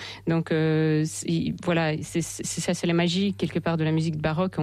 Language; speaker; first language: French; non-native, fluent; Russian